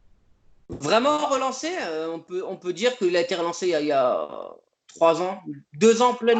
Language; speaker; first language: French; native; French